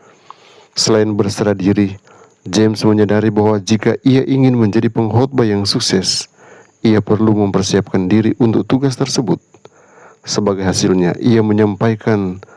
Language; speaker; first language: Indonesian; native; Indonesian